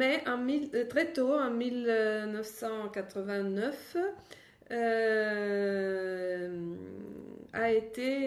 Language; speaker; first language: French; non-native, fluent; Italian